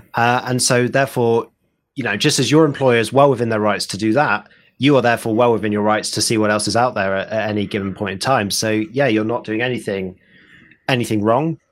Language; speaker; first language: English; native; English